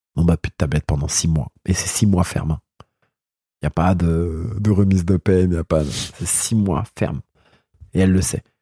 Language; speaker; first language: French; early bilingual, other home language; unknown